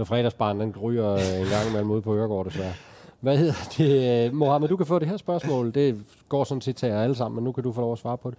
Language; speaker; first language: Danish; native; Danish